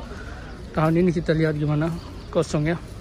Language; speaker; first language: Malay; early bilingual, heritage; Malay